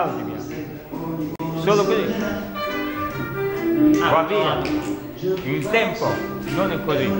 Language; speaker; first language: Italian; non-native, learner; Russian